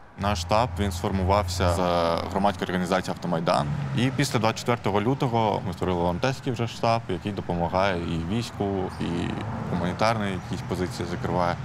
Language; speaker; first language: Ukrainian; non-native, local second language; Armenian